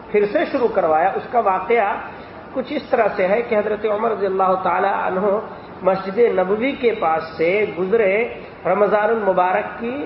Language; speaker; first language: Urdu; native; Urdu